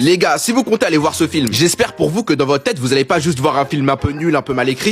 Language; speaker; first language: French; native; French